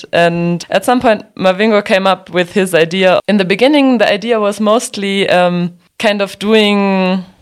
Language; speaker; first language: English; non-native, fluent; German